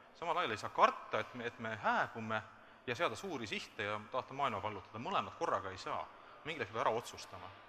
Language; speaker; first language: Estonian; native; Estonian